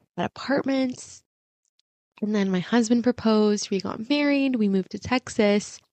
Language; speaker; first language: English; early bilingual, other home language; Spanish